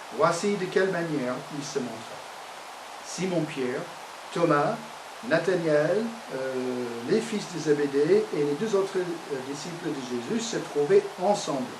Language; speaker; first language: French; non-native, fluent; English